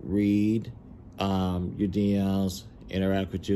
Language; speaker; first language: English; native; English